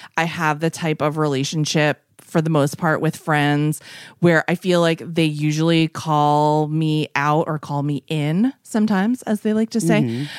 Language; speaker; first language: English; native; English